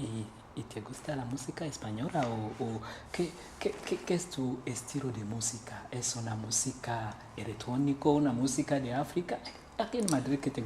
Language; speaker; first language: Spanish; non-native, learner; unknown